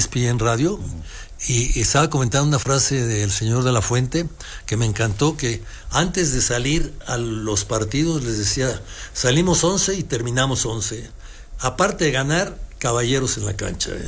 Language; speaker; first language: Spanish; native; Spanish